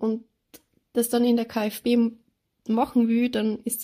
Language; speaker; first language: German; native; German